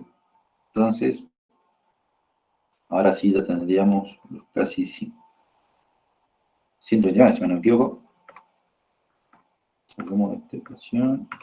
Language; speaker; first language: Spanish; native; Spanish